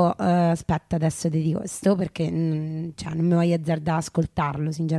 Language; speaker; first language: Italian; native; Italian